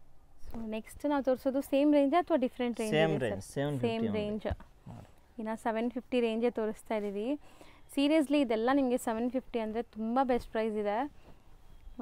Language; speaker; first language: Kannada; native; Kannada